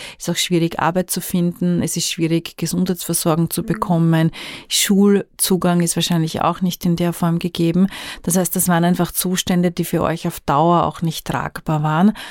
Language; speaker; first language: German; native; German